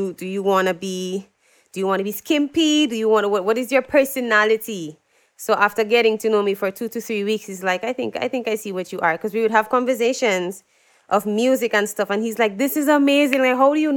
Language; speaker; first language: English; native; English